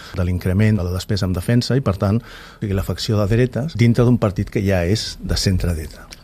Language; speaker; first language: Catalan; native; Catalan